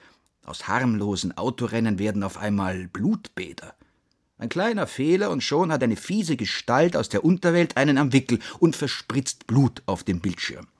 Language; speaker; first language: German; native; German